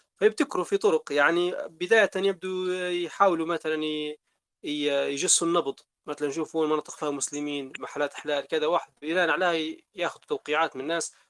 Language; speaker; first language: Arabic; native; Arabic